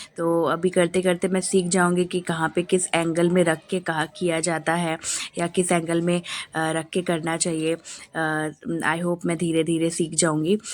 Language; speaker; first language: Hindi; non-native, local second language; Bangla